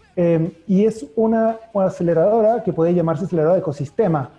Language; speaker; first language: Spanish; native; Spanish